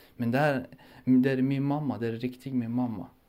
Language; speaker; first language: Swedish; non-native, learner; Persian